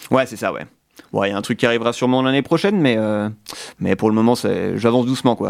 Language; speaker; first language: French; native; French